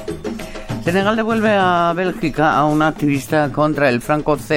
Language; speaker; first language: Spanish; native; Spanish